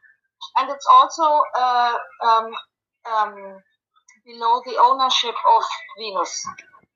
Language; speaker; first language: English; non-native, fluent; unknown